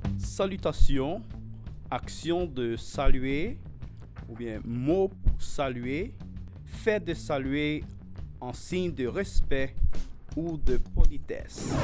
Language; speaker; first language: French; non-native, fluent; Spanish